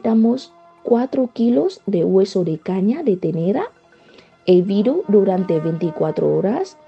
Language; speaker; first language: Spanish; non-native, fluent; Vietnamese